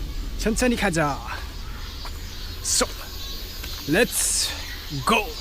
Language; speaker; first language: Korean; non-native, learner; Nepali